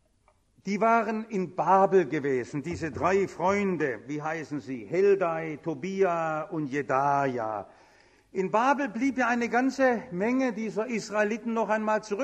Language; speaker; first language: German; native; German